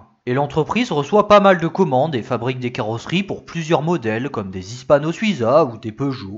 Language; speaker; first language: French; native; French